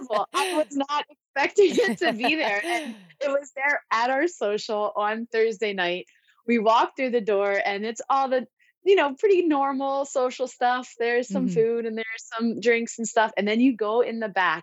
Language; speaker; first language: English; native; English